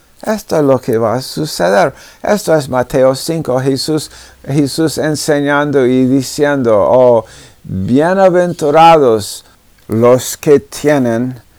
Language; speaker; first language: Spanish; non-native, fluent; English